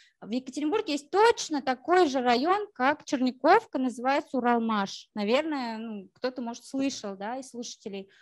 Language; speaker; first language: Russian; native; Russian